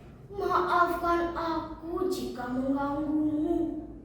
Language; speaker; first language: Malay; non-native, local second language; Balinese